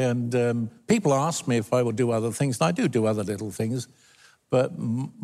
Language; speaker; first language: English; native; English